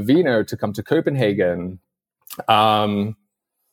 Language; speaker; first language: English; non-native, local second language; Cantonese